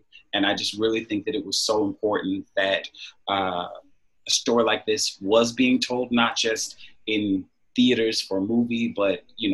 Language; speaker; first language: English; native; English